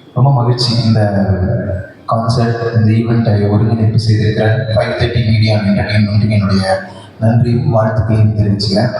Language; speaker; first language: Tamil; native; Tamil